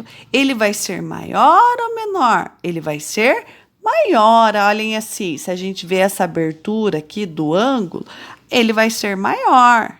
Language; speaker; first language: Portuguese; native; Portuguese